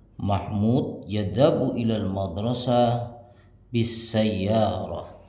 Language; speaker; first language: Arabic; non-native, learner; Indonesian